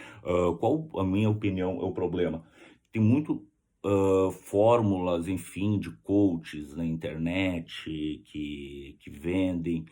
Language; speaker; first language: Portuguese; native; Portuguese